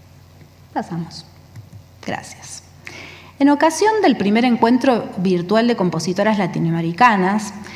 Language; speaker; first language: Spanish; native; Spanish